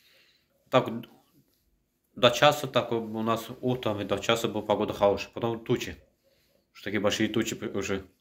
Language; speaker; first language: Russian; non-native, local second language; Azerbaijani